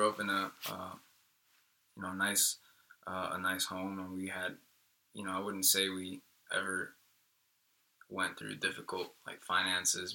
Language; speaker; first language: English; early bilingual, other home language; Spanish